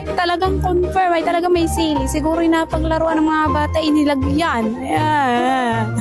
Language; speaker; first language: Filipino; native; Filipino